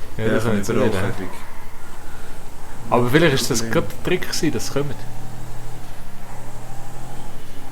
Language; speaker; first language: German; native; German